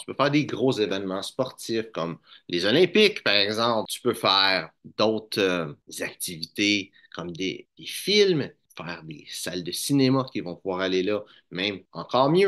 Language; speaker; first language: French; native; French